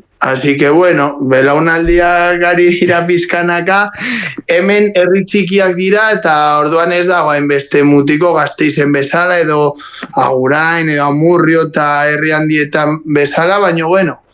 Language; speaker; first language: Basque; non-native, local second language; Spanish